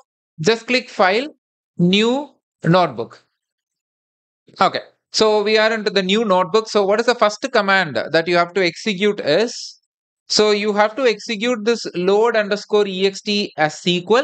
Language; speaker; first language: English; non-native, local second language; Tamil